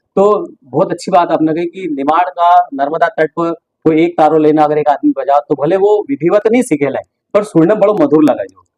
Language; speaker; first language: Hindi; native; Hindi